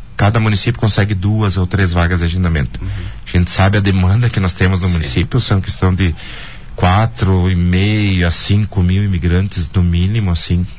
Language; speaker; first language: Portuguese; native; Portuguese